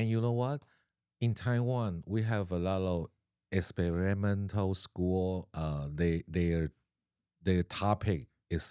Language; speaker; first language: English; non-native, learner; Chinese